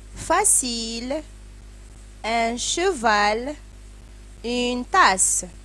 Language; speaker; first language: French; non-native, local second language; Arabic